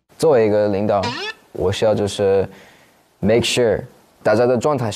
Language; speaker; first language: Chinese; non-native, fluent; English